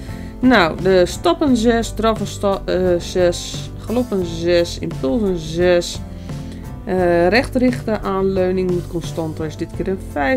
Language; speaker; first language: Dutch; native; Dutch